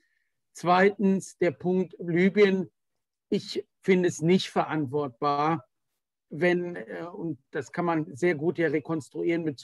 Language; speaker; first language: German; native; German